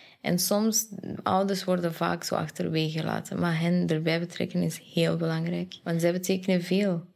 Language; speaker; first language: Dutch; non-native, fluent; Persian